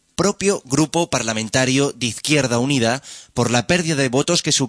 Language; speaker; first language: Spanish; non-native, local second language; Catalan